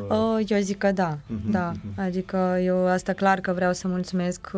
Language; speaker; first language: Romanian; non-native, fluent; Ukrainian